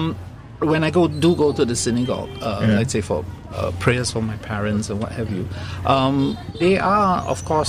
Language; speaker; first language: English; native; English